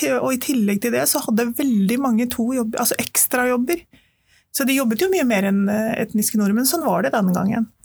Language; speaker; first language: Norwegian; early bilingual, other home language; Urdu